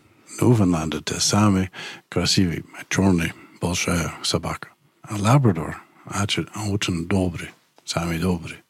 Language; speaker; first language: Russian; non-native, learner; English